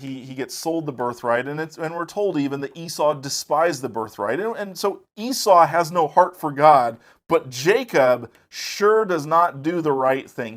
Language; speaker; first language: English; native; English